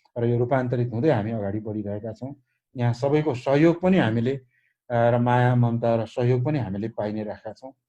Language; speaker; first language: Nepali; non-native, local second language; Maithili